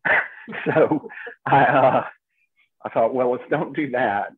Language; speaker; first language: English; native; English